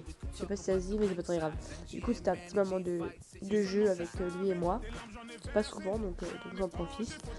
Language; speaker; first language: French; native; French